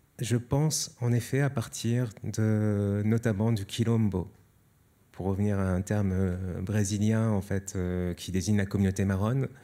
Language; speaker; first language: French; native; French